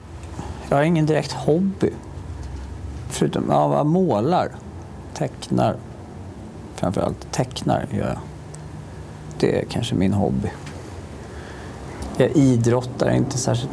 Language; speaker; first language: Swedish; native; Swedish